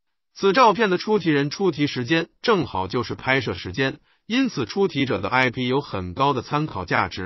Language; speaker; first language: Chinese; native; Chinese